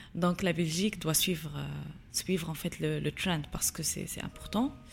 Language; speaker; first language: French; non-native, local second language; Tachelhit